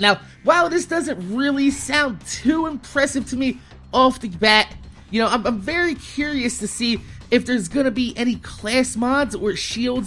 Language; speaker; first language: English; native; English